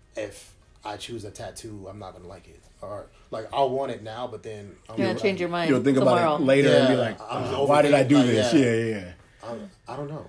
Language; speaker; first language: English; native; English